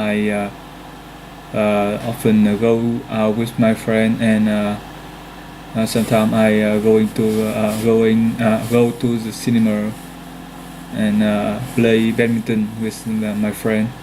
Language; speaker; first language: English; non-native, learner; Vietnamese